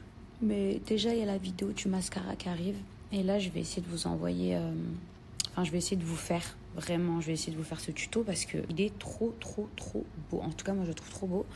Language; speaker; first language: French; native; French